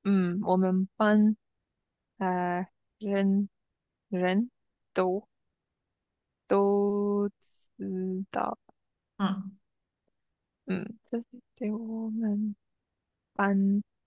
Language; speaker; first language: Chinese; non-native, learner; English